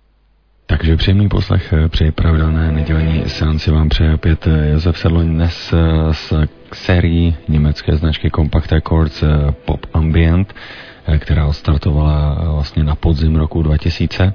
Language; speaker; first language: Czech; native; Czech